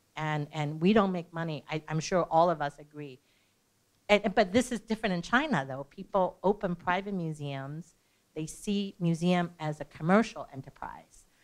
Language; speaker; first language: English; native; English